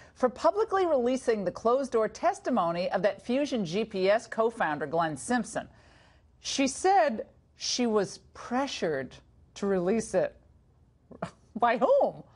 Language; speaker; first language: English; native; English